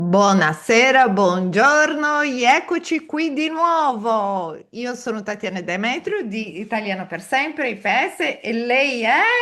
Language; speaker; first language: Italian; non-native, learner; Portuguese